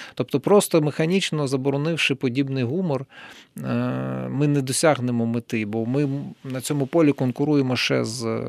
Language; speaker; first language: Ukrainian; non-native, local second language; Russian